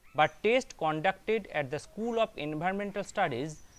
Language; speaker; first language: English; non-native, local second language; Bangla